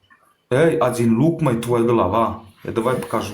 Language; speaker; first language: Russian; non-native, learner; Turkmen